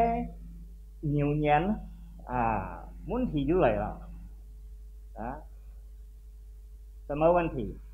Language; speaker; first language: Chinese; non-native, local second language; Indonesian